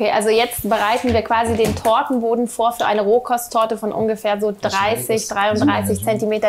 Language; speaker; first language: German; native; German